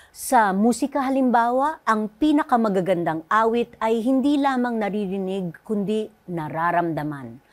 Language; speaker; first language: Filipino; native; Filipino